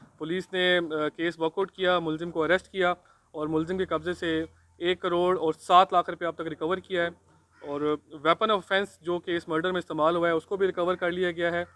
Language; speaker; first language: Urdu; non-native, local second language; Pashto